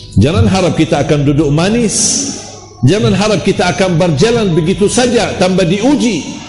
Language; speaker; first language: Malay; non-native, fluent; Arabic